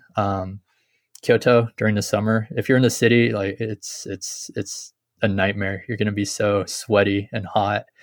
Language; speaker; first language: English; native; English